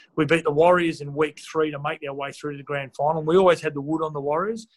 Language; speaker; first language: English; native; English